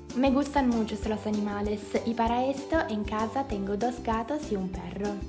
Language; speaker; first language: Spanish; non-native, learner; Italian